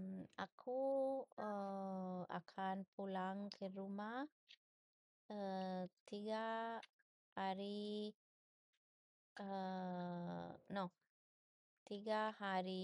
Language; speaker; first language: Indonesian; non-native, learner; English